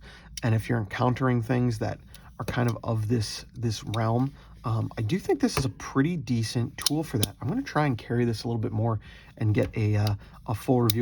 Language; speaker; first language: English; native; English